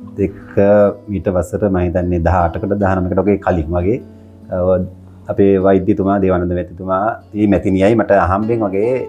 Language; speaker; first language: Sinhala; native; Sinhala